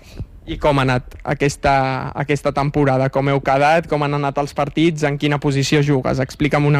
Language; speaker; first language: Catalan; native; Catalan